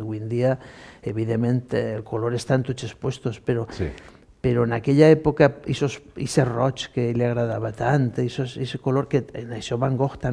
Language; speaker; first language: Catalan; native; Catalan